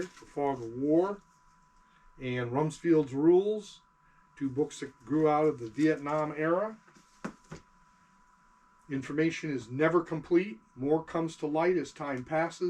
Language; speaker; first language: English; native; English